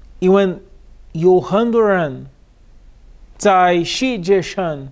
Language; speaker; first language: Chinese; non-native, fluent; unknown